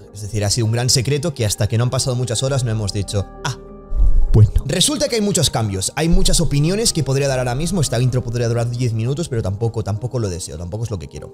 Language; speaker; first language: Spanish; native; Spanish